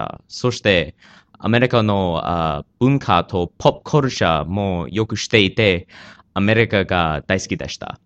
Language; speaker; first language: Japanese; non-native, learner; English